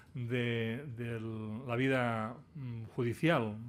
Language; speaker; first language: Spanish; non-native, local second language; Catalan